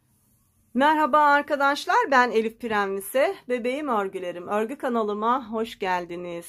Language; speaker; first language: Turkish; native; Turkish